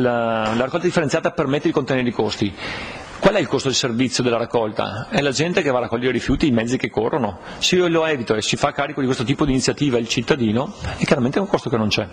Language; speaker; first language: Italian; native; Italian